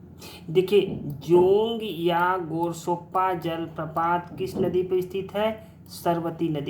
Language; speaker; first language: Hindi; native; Hindi